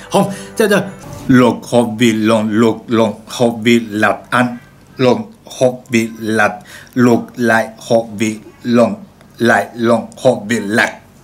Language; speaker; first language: Vietnamese; non-native, learner; Japanese